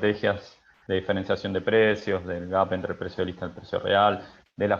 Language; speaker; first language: Spanish; native; Spanish